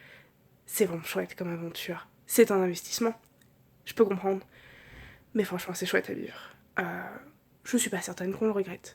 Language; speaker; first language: French; native; French